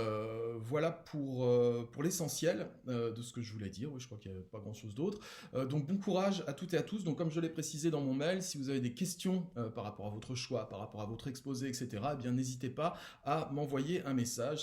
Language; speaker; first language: French; native; French